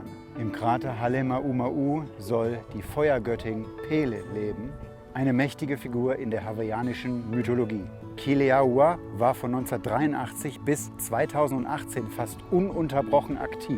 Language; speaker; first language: German; native; German